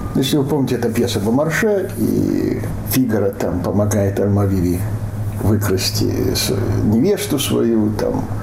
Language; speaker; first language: Russian; non-native, local second language; Yiddish